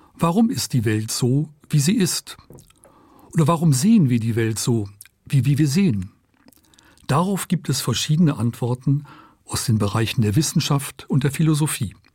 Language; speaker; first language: German; non-native, local second language; Luxembourgish